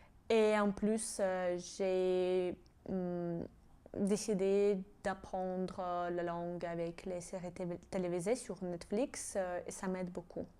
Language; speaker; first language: French; non-native, fluent; Georgian